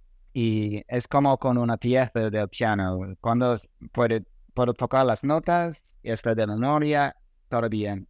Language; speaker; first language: Spanish; non-native, fluent; English